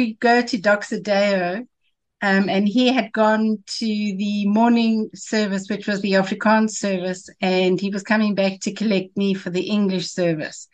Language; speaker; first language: English; native; English